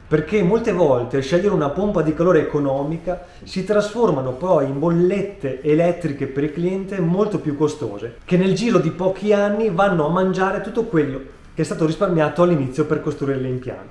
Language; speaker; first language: Italian; native; Italian